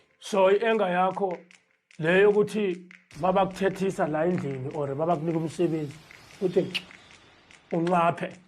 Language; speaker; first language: Zulu; native; Zulu